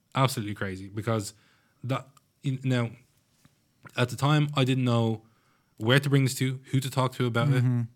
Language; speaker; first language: English; native; English